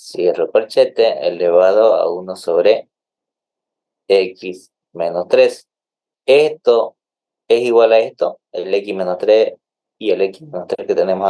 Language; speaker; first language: Spanish; native; Spanish